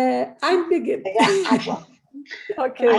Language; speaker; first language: English; non-native, learner; Portuguese